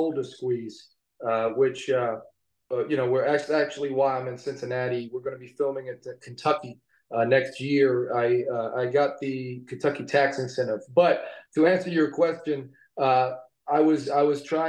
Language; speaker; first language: English; native; English